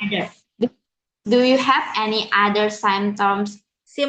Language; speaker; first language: English; non-native, learner; Indonesian